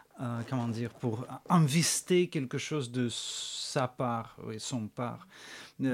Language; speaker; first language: French; non-native, fluent; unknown